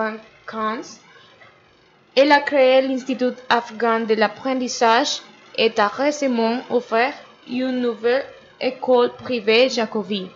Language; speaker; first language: French; non-native, learner; Spanish